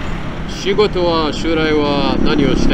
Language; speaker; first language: Japanese; non-native, learner; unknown